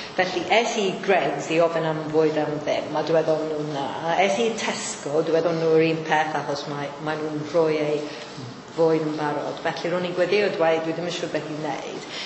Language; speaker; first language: Welsh; non-native, fluent; Maltese